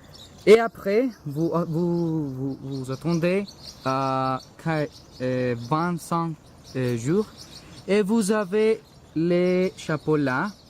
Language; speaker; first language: French; non-native, learner; Spanish